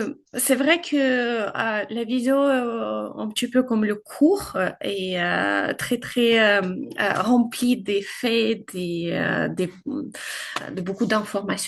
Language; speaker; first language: French; non-native, fluent; Ukrainian